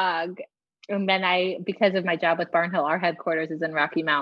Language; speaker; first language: English; native; English